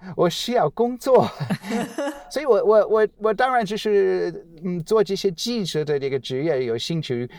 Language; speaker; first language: Chinese; non-native, fluent; English